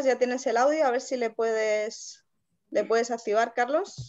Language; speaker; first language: Spanish; native; Spanish